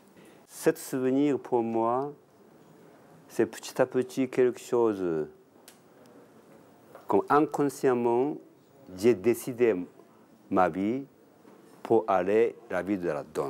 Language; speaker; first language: French; non-native, learner; Japanese